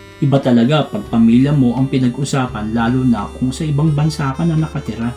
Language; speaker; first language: Filipino; native; Filipino